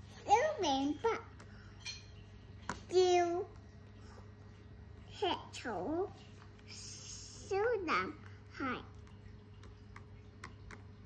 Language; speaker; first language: Chinese; non-native, local second language; Cantonese